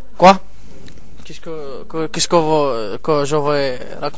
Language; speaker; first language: French; non-native, local second language; Arabic